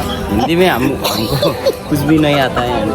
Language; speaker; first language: Hindi; non-native, learner; Nepali